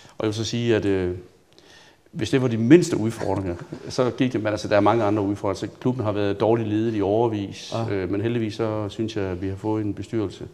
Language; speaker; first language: Danish; native; Danish